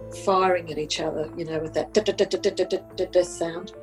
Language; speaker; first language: English; non-native, local second language; Italian